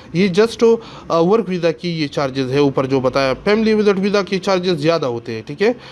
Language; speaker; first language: Urdu; non-native, local second language; Pashto